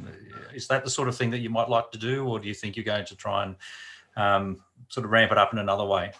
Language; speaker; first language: English; native; English